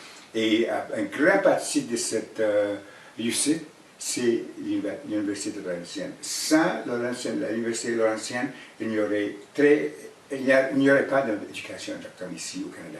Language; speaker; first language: French; non-native, fluent; Cree